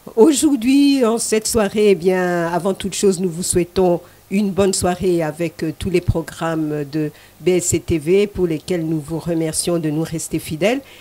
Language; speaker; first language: French; non-native, local second language; Lingala